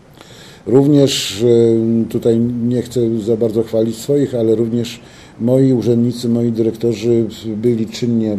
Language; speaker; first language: Polish; native; Polish